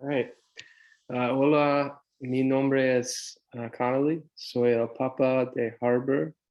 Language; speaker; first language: Spanish; non-native, learner; English